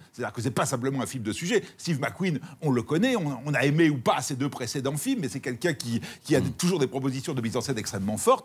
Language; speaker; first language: French; native; French